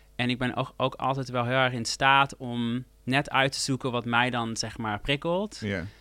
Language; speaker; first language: Dutch; native; Dutch